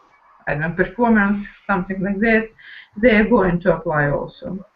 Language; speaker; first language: English; non-native, learner; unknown